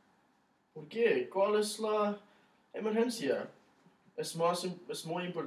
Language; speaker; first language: Spanish; non-native, learner; English